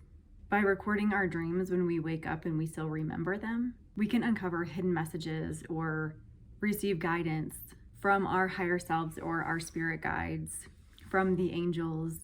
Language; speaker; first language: English; native; English